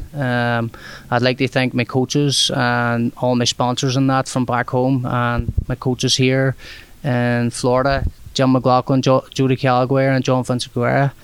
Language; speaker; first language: English; native; English